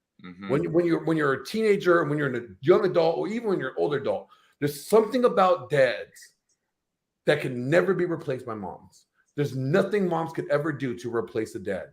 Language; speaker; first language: English; native; English